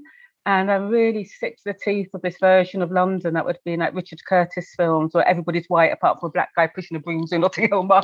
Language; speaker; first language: English; native; English